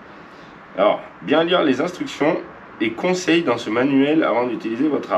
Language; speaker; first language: French; native; French